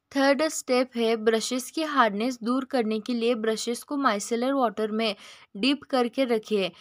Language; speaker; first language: Hindi; native; Hindi